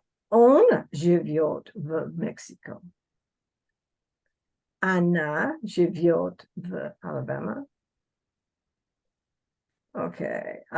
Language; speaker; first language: Russian; non-native, fluent; English